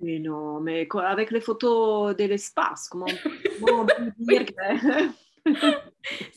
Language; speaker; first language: French; non-native, fluent; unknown